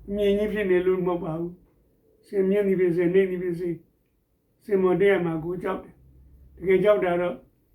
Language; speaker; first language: Burmese; native; Burmese